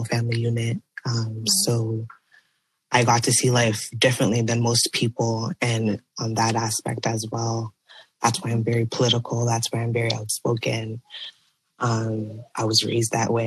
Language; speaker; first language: English; native; English